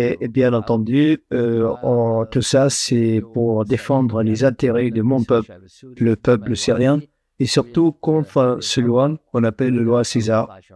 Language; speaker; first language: French; non-native, fluent; Arabic